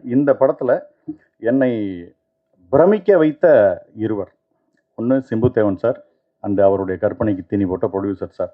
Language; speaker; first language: Tamil; native; Tamil